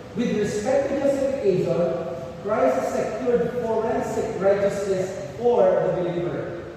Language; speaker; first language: English; non-native, local second language; Filipino